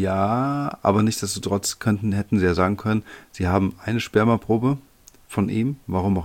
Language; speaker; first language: German; native; German